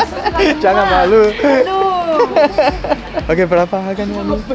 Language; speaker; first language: Indonesian; non-native, learner; English